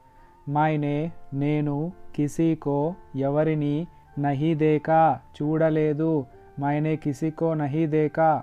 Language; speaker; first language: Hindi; non-native, local second language; Telugu